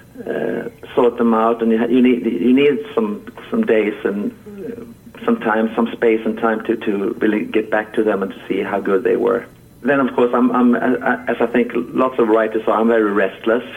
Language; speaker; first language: English; non-native, fluent; Swedish